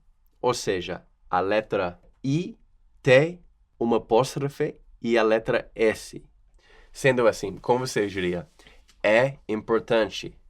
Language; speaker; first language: Portuguese; non-native, fluent; English